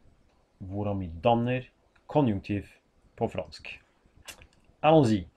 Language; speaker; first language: Norwegian; non-native, fluent; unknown